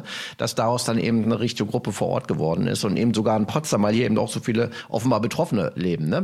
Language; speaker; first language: German; native; German